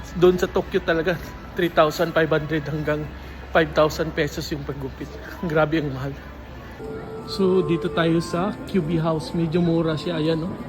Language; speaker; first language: Filipino; native; Filipino